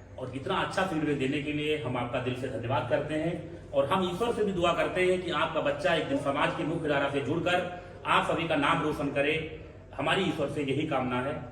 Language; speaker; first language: Hindi; native; Hindi